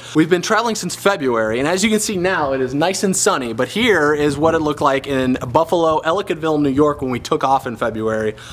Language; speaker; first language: English; native; English